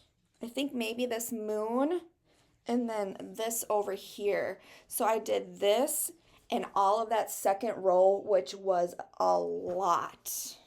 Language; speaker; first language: English; native; English